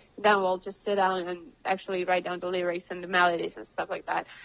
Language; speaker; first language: English; non-native, fluent; Russian